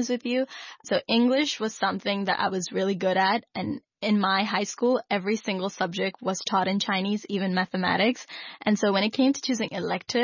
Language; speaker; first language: English; non-native, local second language; Urdu